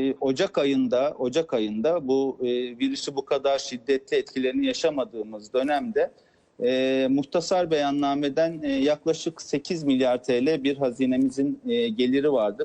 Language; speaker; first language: Turkish; native; Turkish